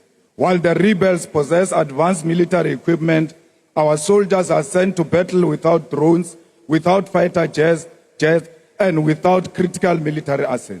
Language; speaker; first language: English; non-native, local second language; Northern Sotho